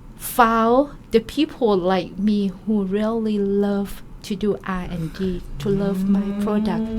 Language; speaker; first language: English; non-native, learner; Thai